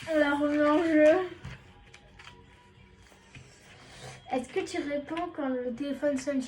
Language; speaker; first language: French; native; French